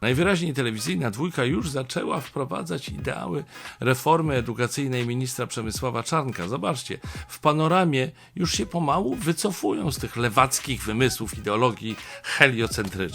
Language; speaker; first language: Polish; native; Polish